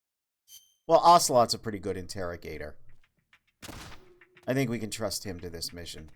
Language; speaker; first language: English; native; English